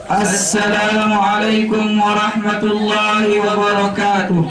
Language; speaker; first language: Arabic; non-native, fluent; Indonesian